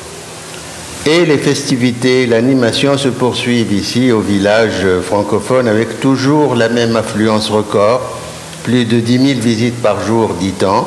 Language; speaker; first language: French; non-native, local second language; Arabic